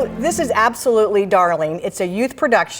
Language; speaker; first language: English; native; English